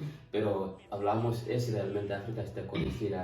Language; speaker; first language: Spanish; non-native, fluent; Fula